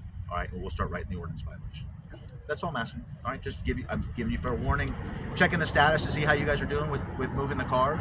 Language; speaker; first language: English; native; English